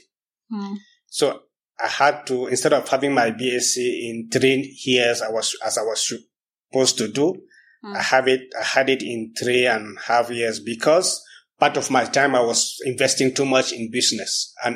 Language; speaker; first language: English; non-native, local second language; French